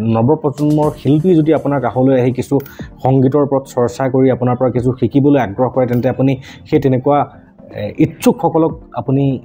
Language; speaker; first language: Assamese; native; Assamese